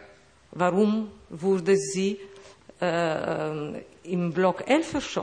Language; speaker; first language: German; non-native, fluent; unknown